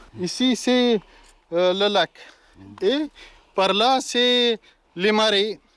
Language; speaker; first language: French; non-native, local second language; Arabic